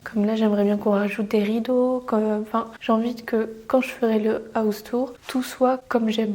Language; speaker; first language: French; native; French